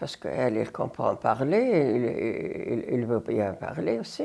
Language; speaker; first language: French; non-native, learner; Arabic